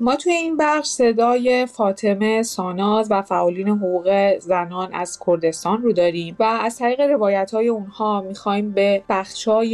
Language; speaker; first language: Persian; native; Persian